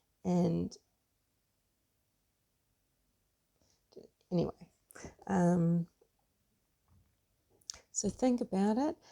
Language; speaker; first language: English; native; English